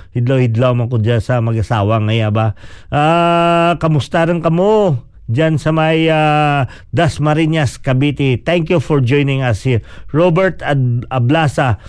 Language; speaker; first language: Filipino; non-native, local second language; Cebuano